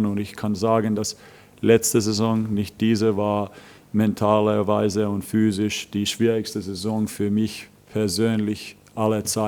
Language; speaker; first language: German; non-native, fluent; Finnish